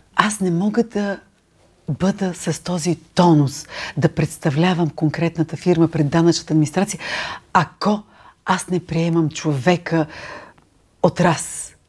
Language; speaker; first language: Bulgarian; native; Bulgarian